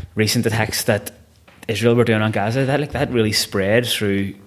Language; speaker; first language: English; non-native, local second language; Irish